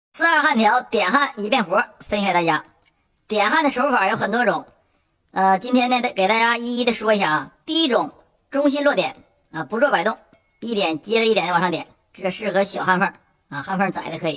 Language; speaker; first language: Chinese; native; Chinese